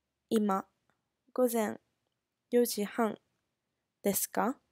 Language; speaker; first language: Japanese; non-native, fluent; English